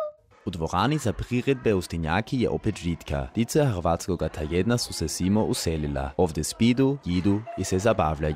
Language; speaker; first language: Serbian; native; Serbian